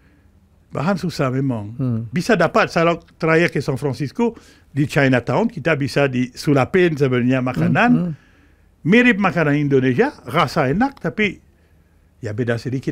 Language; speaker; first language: Indonesian; non-native, fluent; French